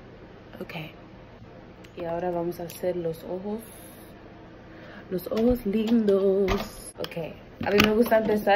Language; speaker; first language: Spanish; early bilingual, heritage; Spanish